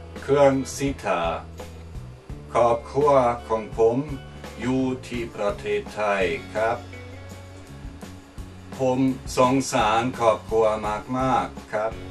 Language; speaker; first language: Thai; non-native, learner; German